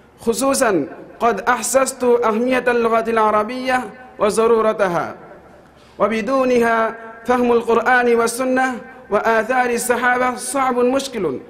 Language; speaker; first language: Arabic; non-native, fluent; Bangla